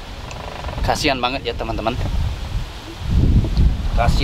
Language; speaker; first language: Indonesian; non-native, fluent; English